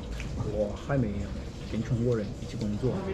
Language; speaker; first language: Chinese; non-native, learner; Swahili